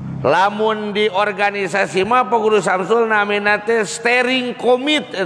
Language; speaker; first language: Sundanese; native; Sundanese